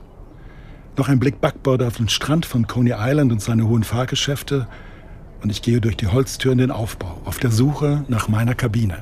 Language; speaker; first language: German; native; German